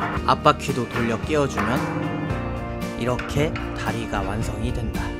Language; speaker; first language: Korean; native; Korean